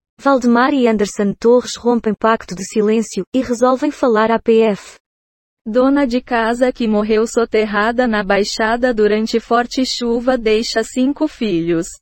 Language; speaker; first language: Portuguese; native; Portuguese